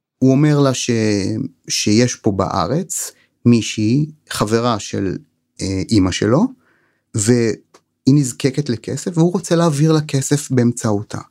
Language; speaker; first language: Hebrew; native; Hebrew